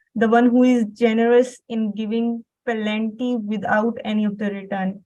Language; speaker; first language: English; non-native, local second language; Urdu